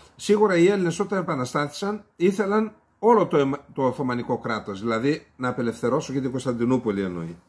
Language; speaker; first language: Greek; native; Greek